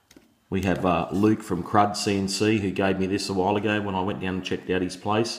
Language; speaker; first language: English; native; English